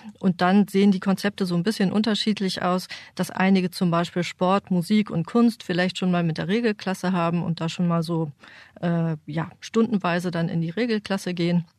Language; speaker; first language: German; native; German